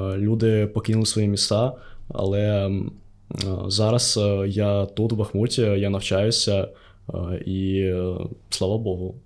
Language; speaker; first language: Ukrainian; non-native, local second language; Russian